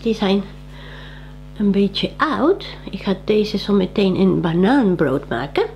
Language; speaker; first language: Dutch; non-native, fluent; Spanish